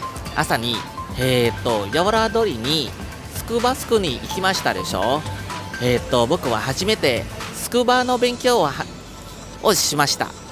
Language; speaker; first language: Japanese; non-native, learner; Thai